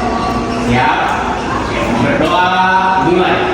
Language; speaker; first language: Indonesian; native; Indonesian